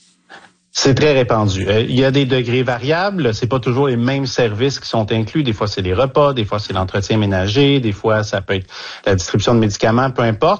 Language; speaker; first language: French; native; French